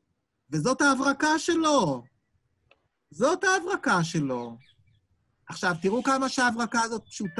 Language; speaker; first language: Hebrew; native; Hebrew